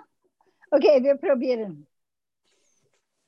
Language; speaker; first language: German; early bilingual, heritage; English